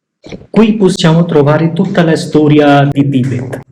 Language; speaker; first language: Italian; non-native, fluent; Bangla